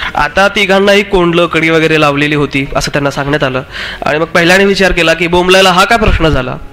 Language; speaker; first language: Marathi; non-native, local second language; Urdu